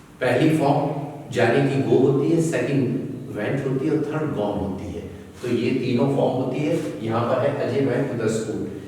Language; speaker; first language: Hindi; native; Hindi